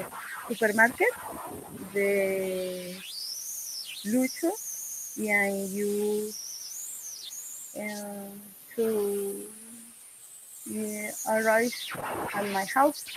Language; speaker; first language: English; non-native, learner; Spanish